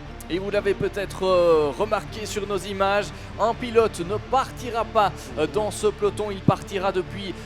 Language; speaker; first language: French; native; French